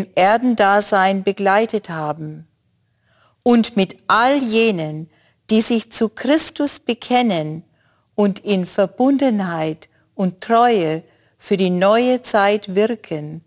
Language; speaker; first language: German; native; German